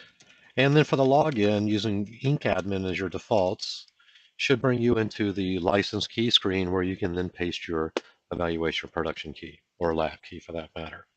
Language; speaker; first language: English; native; English